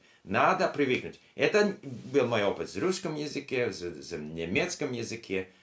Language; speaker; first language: Russian; non-native, learner; English